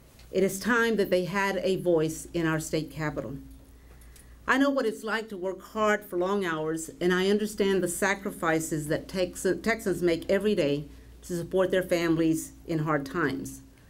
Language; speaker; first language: English; early bilingual, other home language; Spanish